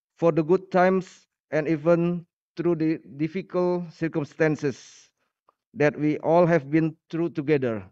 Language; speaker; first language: English; non-native, learner; Indonesian